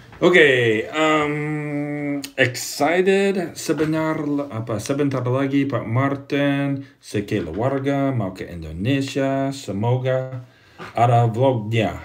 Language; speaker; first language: Indonesian; non-native, fluent; English